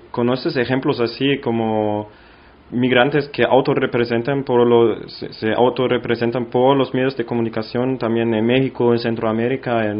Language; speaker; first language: Spanish; non-native, fluent; German